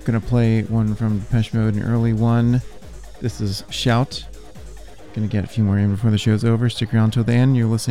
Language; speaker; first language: English; native; English